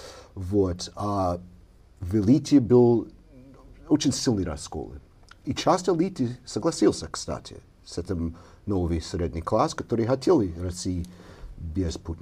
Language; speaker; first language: Russian; non-native, fluent; English